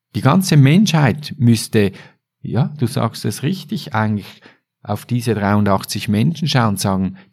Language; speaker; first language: German; native; German